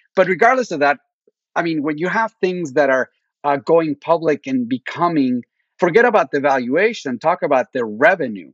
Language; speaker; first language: English; early bilingual, other home language; Spanish